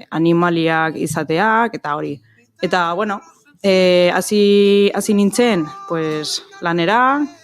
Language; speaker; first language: Basque; non-native, learner; Spanish